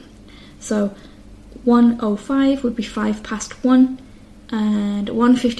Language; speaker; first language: English; native; English